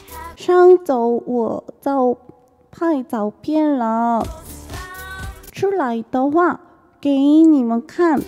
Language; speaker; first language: Chinese; non-native, learner; Korean